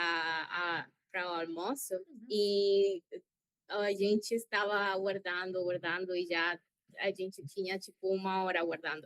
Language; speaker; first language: Portuguese; non-native, learner; Spanish